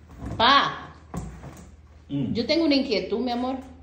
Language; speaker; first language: Spanish; native; Spanish